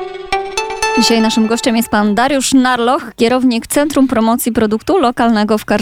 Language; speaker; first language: Polish; native; Polish